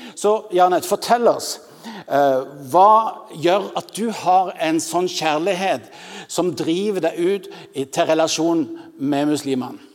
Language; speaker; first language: Norwegian; native; Norwegian